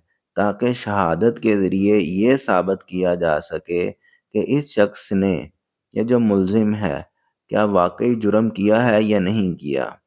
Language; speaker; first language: Urdu; native; Urdu